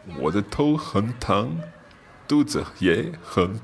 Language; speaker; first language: Chinese; non-native, learner; English